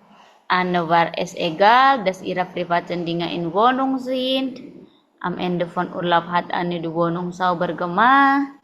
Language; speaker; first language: German; non-native, fluent; Indonesian